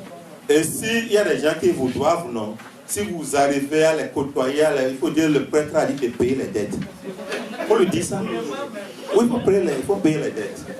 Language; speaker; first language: French; native; French